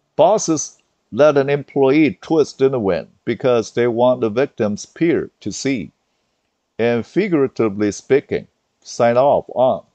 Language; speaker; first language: English; non-native, fluent; Chinese